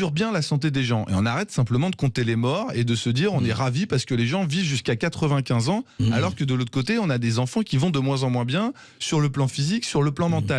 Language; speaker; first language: French; native; French